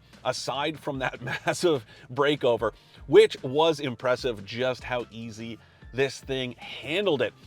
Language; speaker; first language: English; native; English